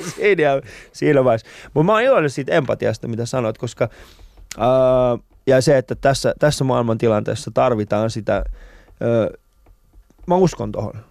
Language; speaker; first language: Finnish; early bilingual, other home language; Persian